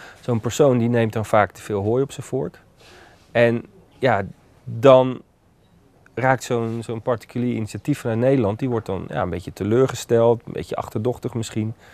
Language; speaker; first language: Dutch; native; Dutch